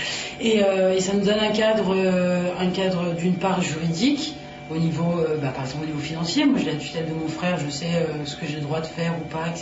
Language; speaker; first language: French; native; French